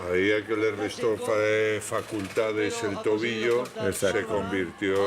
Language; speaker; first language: Spanish; native; Spanish